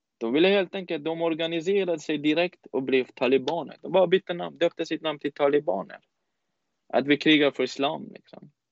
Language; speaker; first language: Swedish; non-native, fluent; Persian